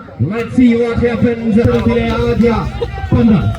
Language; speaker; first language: English; non-native, local second language; Malayalam